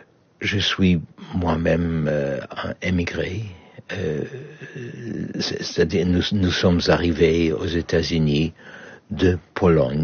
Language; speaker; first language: French; non-native, learner; Polish